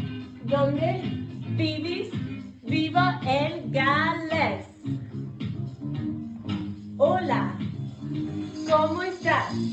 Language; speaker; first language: Spanish; non-native, fluent; Welsh